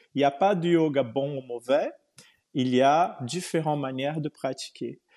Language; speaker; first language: French; non-native, fluent; Portuguese